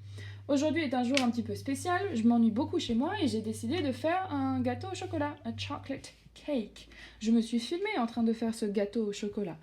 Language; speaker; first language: French; native; French